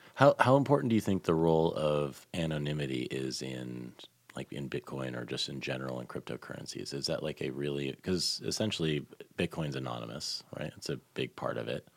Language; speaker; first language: English; native; English